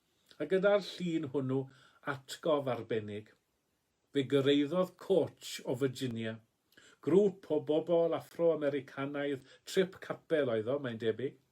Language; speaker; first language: Welsh; native; Welsh